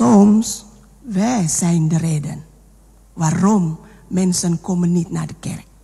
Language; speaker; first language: Dutch; non-native, fluent; Indonesian